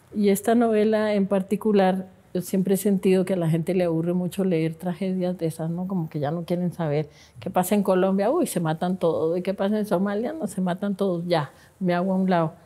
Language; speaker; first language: Spanish; native; Spanish